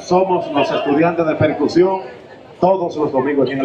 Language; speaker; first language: Spanish; native; Spanish